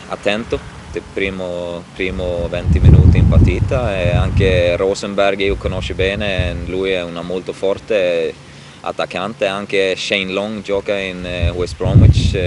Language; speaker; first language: Italian; non-native, learner; Swedish